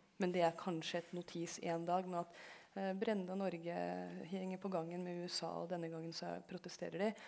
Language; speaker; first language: Norwegian; early bilingual, other home language; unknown